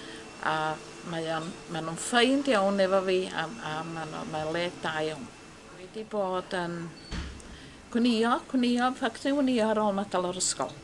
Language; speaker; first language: Welsh; native; Welsh